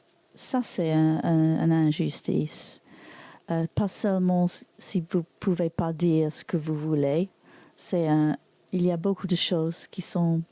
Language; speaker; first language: French; non-native, learner; English